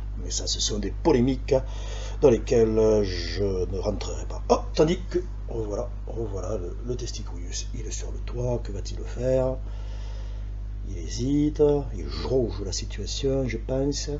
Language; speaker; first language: French; native; French